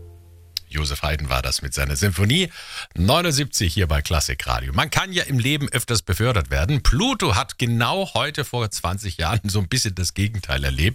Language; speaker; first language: German; native; German